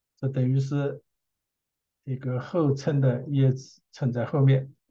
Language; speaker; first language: Chinese; native; Chinese